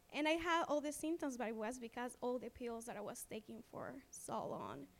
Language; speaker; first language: English; non-native, fluent; Spanish